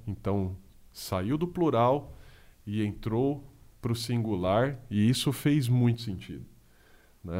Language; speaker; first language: Portuguese; native; Portuguese